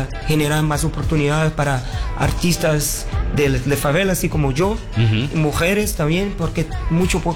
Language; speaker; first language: Spanish; non-native, learner; Portuguese